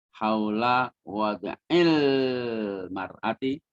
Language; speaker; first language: Arabic; non-native, fluent; Indonesian